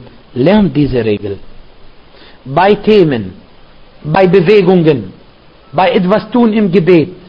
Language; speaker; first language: German; non-native, fluent; Arabic